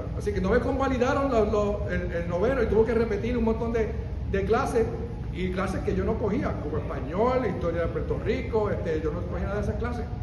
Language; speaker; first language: Spanish; early bilingual, heritage; Spanish